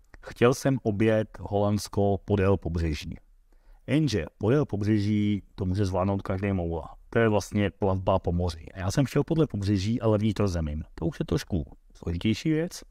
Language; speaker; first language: Czech; early bilingual, heritage; Dutch